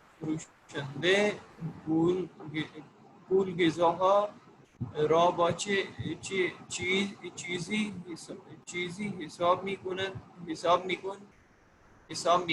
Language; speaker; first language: Persian; non-native, learner; Urdu